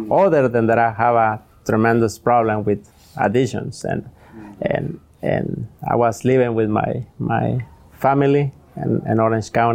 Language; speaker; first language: English; non-native, learner; Spanish